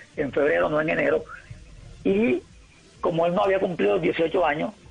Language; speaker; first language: Spanish; native; Spanish